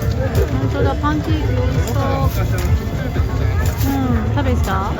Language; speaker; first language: Japanese; native; Japanese